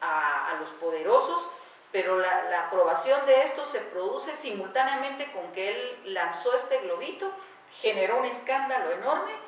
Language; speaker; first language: Spanish; native; Spanish